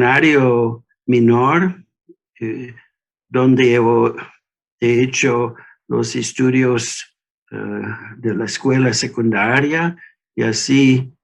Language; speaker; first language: Spanish; non-native, learner; English